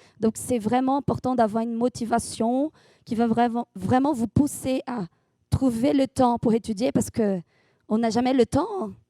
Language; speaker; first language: French; non-native, fluent; Portuguese